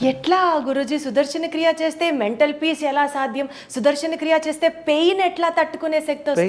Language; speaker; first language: Telugu; native; Telugu